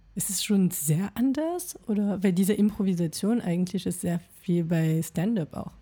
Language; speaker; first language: German; non-native, fluent; French